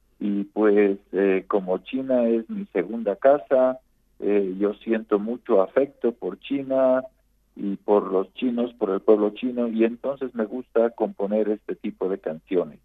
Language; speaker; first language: Spanish; native; Spanish